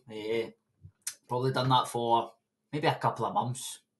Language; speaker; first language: English; native; English